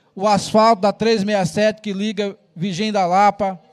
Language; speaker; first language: Portuguese; native; Portuguese